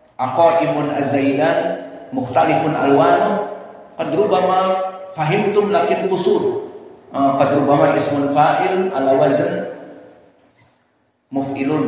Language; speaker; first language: Arabic; non-native, learner; Indonesian